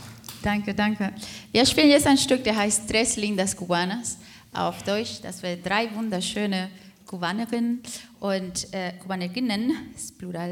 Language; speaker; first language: German; non-native, fluent; Spanish